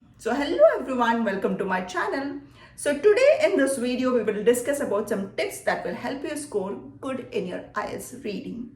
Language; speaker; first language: English; non-native, local second language; Malayalam